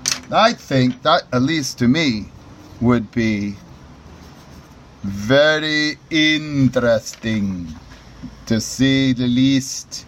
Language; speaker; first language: English; native; English